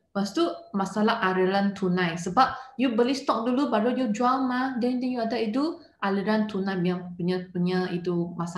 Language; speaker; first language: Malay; non-native, local second language; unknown